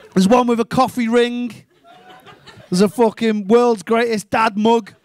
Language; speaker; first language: English; native; English